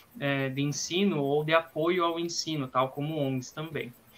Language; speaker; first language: Portuguese; native; Portuguese